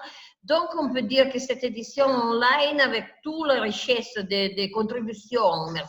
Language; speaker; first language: French; non-native, fluent; Italian